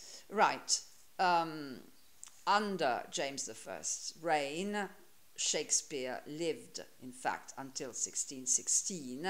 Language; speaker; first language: English; non-native, fluent; Italian